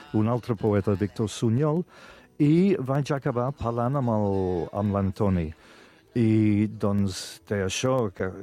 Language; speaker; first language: Catalan; non-native, fluent; English